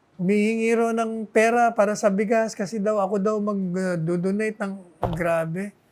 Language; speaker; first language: Filipino; non-native, local second language; Bikol